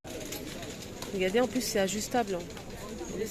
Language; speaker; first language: French; native; French